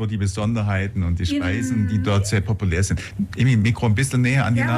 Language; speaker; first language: German; native; German